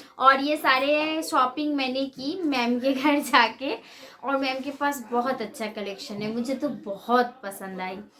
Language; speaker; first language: Hindi; non-native, local second language; Bangla